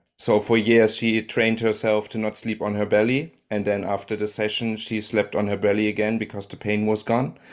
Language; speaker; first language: English; non-native, fluent; German